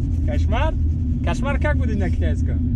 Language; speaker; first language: Russian; non-native, fluent; Tajik